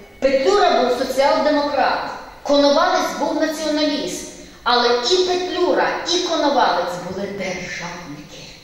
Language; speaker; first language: Ukrainian; native; Ukrainian